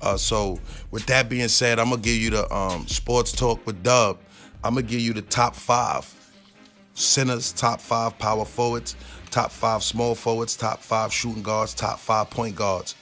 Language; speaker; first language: English; native; English